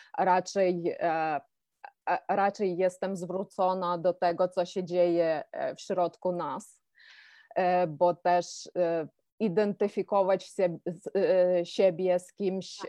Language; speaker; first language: Polish; non-native, fluent; Ukrainian